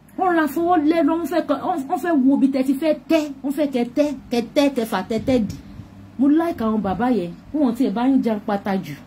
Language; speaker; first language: Yoruba; native; Yoruba